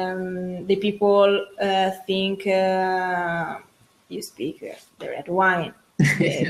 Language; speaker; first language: English; non-native, learner; Italian